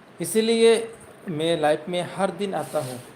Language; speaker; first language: Hindi; non-native, learner; Bangla